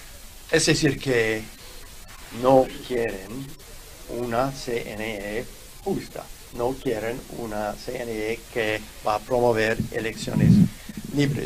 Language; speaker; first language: Spanish; non-native, fluent; English